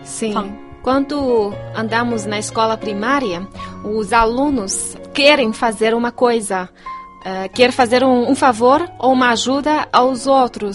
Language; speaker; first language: Portuguese; non-native, fluent; Chinese